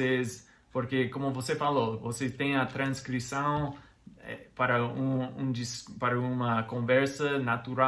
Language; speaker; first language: Portuguese; non-native, fluent; English